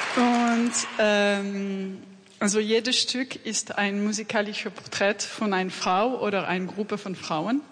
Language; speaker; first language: German; non-native, learner; French